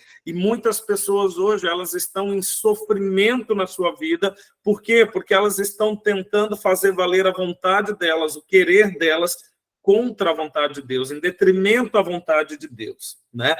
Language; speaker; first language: Portuguese; native; Portuguese